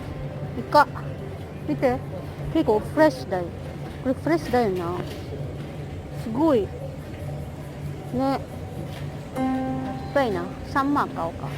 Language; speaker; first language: Japanese; non-native, learner; Filipino